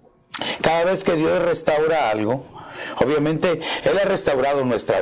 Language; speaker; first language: Spanish; native; Spanish